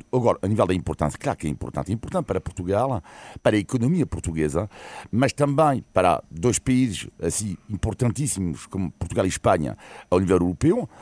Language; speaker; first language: Portuguese; non-native, fluent; French